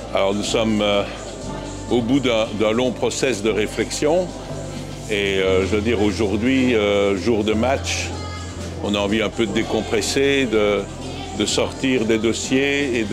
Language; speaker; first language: French; native; French